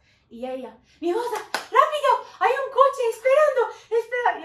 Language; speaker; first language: Spanish; non-native, learner; Turkish